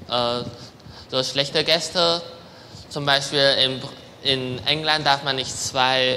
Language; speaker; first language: German; non-native, learner; Chinese